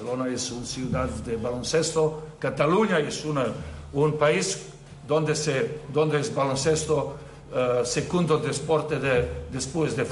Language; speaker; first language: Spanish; non-native, learner; Serbian